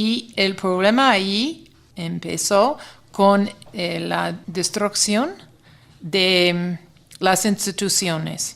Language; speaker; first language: Spanish; non-native, fluent; English